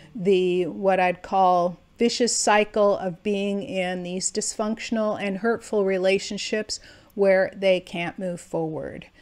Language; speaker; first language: English; native; English